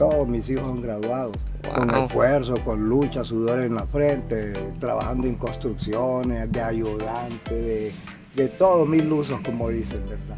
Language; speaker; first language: Spanish; native; Spanish